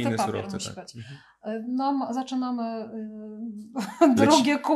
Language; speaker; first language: Polish; native; Polish